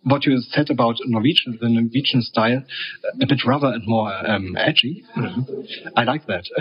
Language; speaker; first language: English; non-native, fluent; German